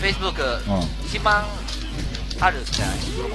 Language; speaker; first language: Japanese; non-native, learner; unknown